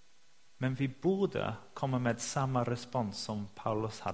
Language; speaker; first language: Swedish; non-native, fluent; English